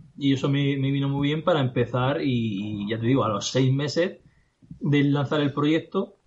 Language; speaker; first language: Spanish; native; Spanish